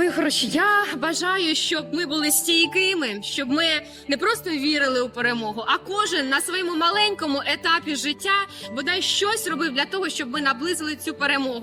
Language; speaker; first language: Ukrainian; native; Ukrainian